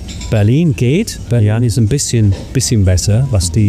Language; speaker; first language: German; non-native, fluent; English